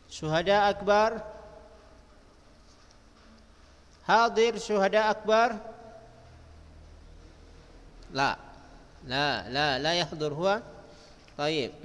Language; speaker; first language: Arabic; non-native, fluent; Indonesian